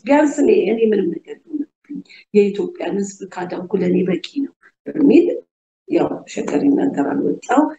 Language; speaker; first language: Amharic; native; Amharic